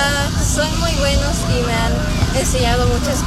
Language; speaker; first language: Spanish; early bilingual, other home language; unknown